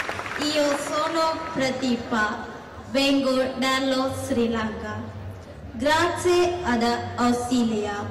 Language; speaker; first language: Italian; non-native, learner; Tamil